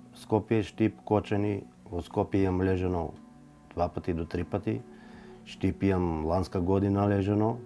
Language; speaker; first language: Macedonian; native; Macedonian